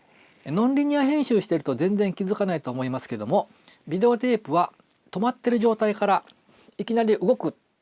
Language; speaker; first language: Japanese; native; Japanese